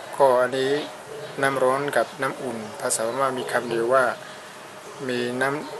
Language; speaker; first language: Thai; non-native, fluent; Burmese